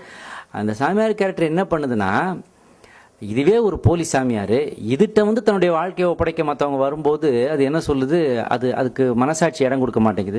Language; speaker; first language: Tamil; native; Tamil